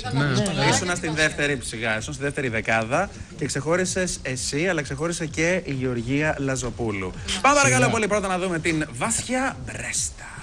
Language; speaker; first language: Greek; native; Greek